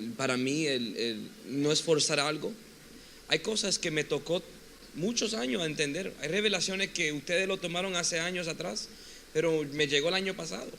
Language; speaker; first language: Spanish; early bilingual, heritage; Spanish